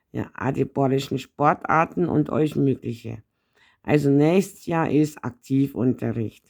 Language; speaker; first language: German; native; German